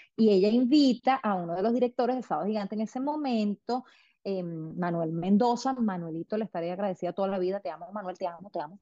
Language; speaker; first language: Spanish; native; Spanish